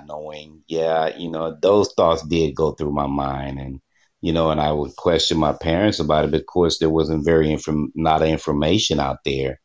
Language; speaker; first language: English; native; English